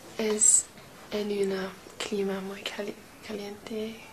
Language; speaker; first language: Spanish; non-native, learner; English